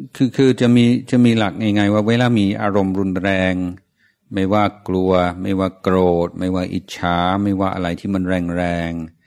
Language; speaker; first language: Thai; non-native, fluent; English